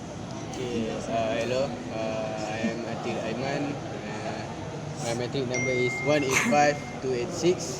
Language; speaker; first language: English; non-native, learner; Malay